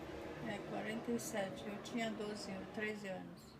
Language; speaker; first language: Portuguese; non-native, fluent; Polish